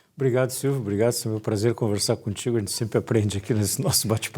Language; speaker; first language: Portuguese; native; Portuguese